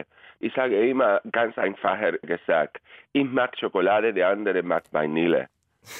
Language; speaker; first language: German; non-native, fluent; Spanish